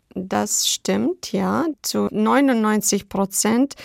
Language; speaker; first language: German; non-native, fluent; Arabic